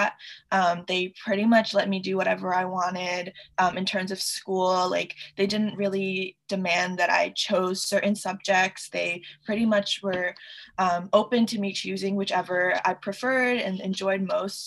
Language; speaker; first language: English; early bilingual, other home language; Chinese